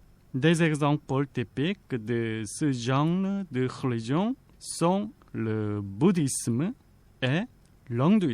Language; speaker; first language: French; non-native, fluent; Korean